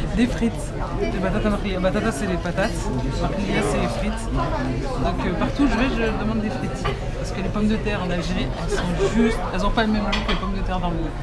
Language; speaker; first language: French; early bilingual, other home language; Arabic